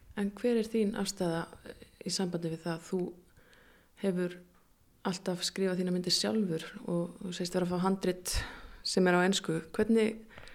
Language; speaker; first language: Icelandic; native; Icelandic